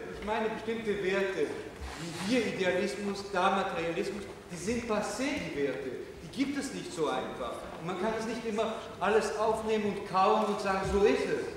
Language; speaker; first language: German; non-native, fluent; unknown